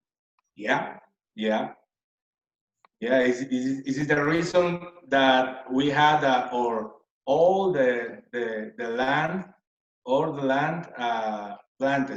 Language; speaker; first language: English; non-native, learner; Spanish